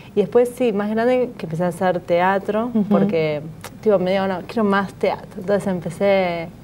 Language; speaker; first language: Spanish; native; Spanish